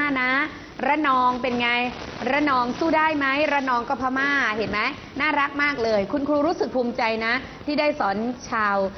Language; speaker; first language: Thai; native; Thai